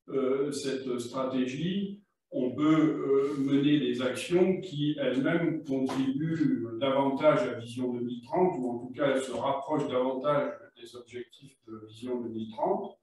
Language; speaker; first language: French; native; French